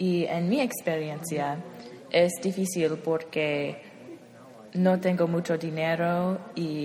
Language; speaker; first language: Spanish; non-native, learner; English